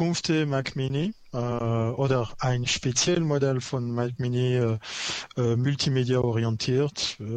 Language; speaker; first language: German; non-native, learner; French